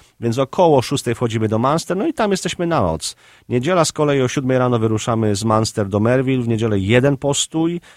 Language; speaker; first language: Polish; native; Polish